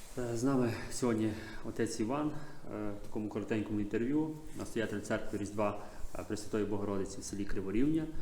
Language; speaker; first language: Ukrainian; native; Ukrainian